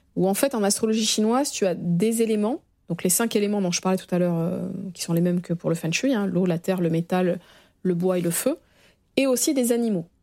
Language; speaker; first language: French; native; French